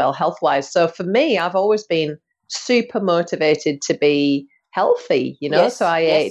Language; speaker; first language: English; native; English